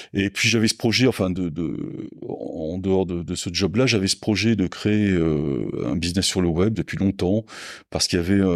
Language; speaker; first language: French; native; French